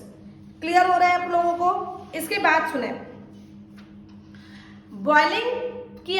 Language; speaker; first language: Hindi; native; Hindi